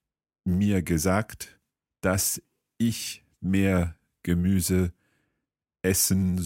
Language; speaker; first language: German; non-native, learner; English